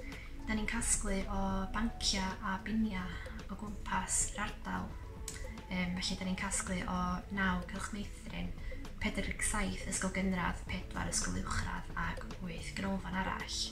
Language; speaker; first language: Welsh; native; Welsh